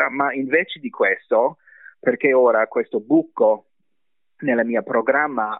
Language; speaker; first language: Italian; non-native, fluent; English